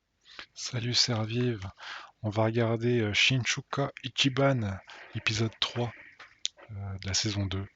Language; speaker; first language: French; native; French